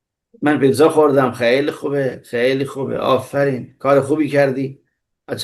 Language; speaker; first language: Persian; non-native, fluent; Urdu